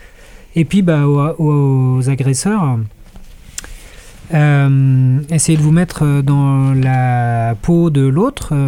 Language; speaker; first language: French; native; French